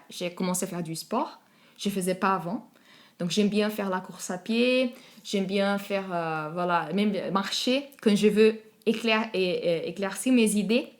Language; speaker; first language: French; non-native, fluent; Portuguese